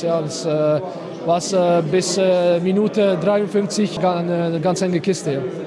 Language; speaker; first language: German; non-native, fluent; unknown